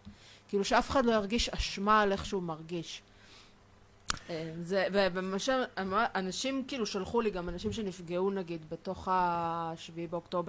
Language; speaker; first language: Hebrew; native; Hebrew